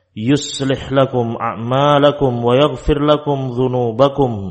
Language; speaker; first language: Arabic; non-native, fluent; Indonesian